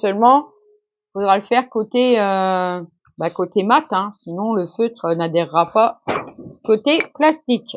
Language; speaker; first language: French; native; French